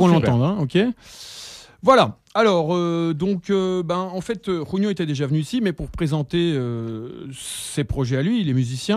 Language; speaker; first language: French; native; French